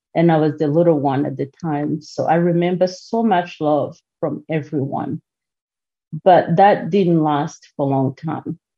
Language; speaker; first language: English; non-native, local second language; Kinyarwanda